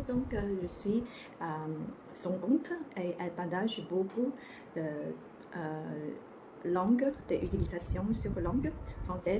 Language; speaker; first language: French; non-native, learner; Chinese